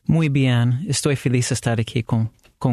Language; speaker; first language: Spanish; non-native, learner; English